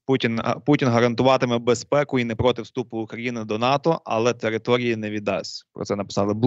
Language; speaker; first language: Ukrainian; native; Ukrainian